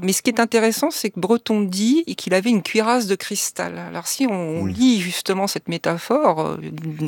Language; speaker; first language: French; native; French